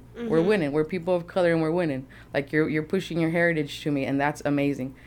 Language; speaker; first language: English; early bilingual, other home language; Spanish